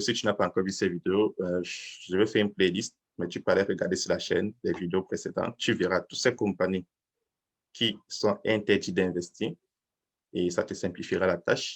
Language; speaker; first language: French; native; French